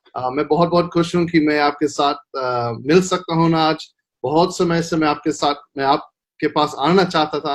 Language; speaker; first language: Hindi; non-native, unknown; English